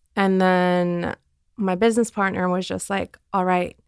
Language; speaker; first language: English; non-native, fluent; Armenian